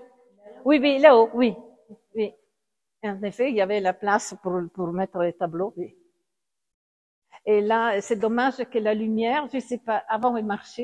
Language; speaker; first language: French; non-native, fluent; Italian